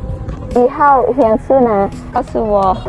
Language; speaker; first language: Chinese; non-native, learner; Lao